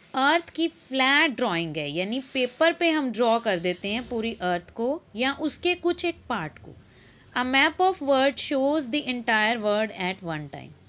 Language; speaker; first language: Hindi; native; Hindi